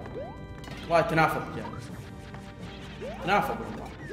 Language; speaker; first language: Arabic; native; Arabic